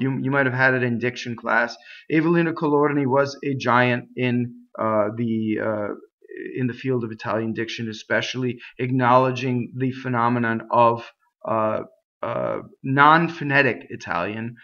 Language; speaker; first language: English; native; English